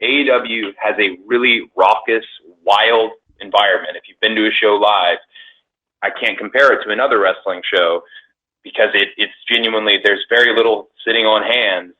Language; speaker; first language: English; native; English